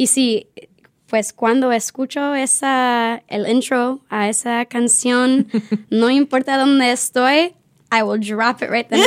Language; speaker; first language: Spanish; early bilingual, heritage; Spanish